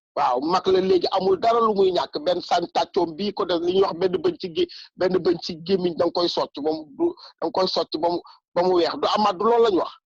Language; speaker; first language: Wolof; non-native, local second language; Bambara